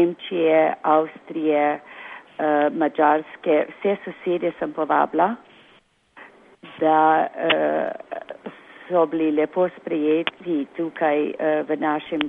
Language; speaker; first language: Slovenian; early bilingual, heritage; Slovenian